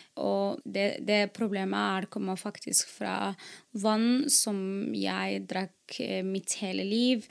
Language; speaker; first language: Norwegian; non-native, fluent; Arabic